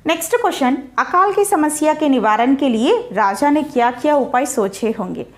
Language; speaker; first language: Hindi; non-native, local second language; Telugu